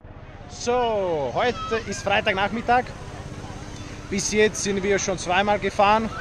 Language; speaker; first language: German; non-native, learner; Slovak